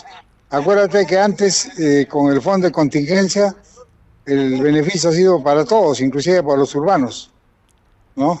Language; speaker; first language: Spanish; native; Spanish